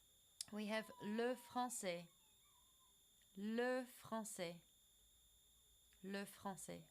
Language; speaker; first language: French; non-native, fluent; English